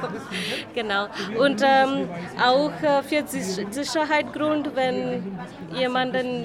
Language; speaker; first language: German; non-native, learner; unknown